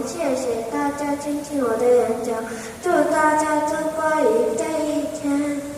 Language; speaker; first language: Chinese; non-native, learner; Korean